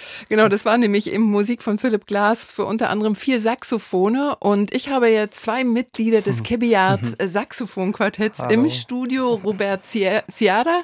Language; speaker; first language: German; native; German